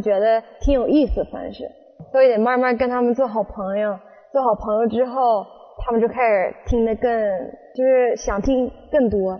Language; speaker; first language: Chinese; early bilingual, other home language; English